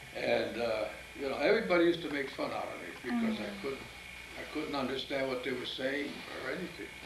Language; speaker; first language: English; early bilingual, other home language; Italian